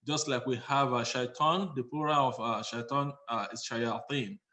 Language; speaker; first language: English; non-native, local second language; Yoruba